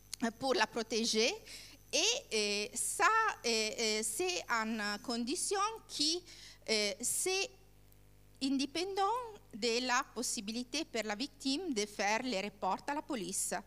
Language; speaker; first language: French; non-native, learner; Italian